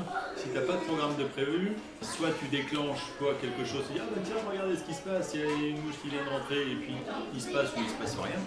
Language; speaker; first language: French; native; French